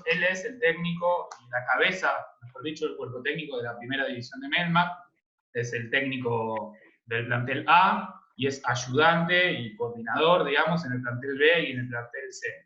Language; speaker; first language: Spanish; native; Spanish